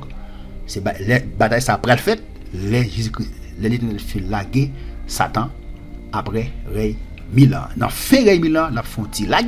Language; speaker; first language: French; non-native, local second language; Haitian Creole